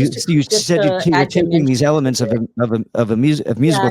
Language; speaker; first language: English; native; English